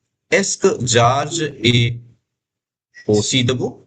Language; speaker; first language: French; non-native, fluent; Hindi